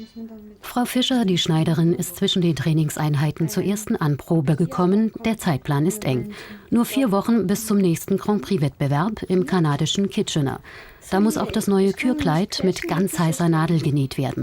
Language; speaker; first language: German; native; German